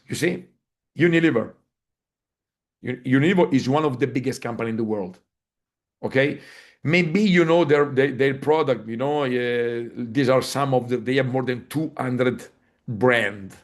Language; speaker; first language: English; non-native, fluent; Italian